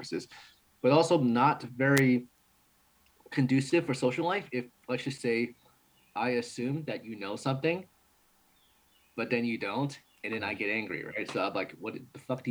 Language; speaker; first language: English; early bilingual, other home language; Cantonese